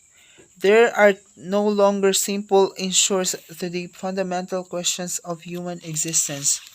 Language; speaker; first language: English; non-native, local second language; Filipino